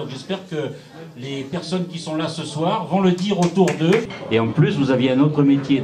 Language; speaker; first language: French; native; French